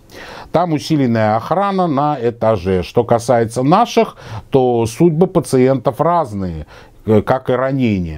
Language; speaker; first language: Russian; native; Russian